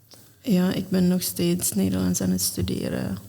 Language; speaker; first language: Dutch; non-native, learner; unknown